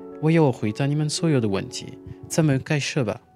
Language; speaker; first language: Chinese; non-native, fluent; French